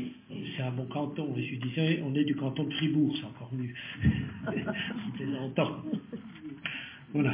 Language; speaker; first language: French; native; French